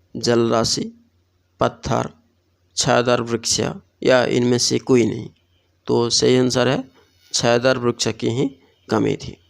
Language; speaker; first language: Hindi; non-native, local second language; Odia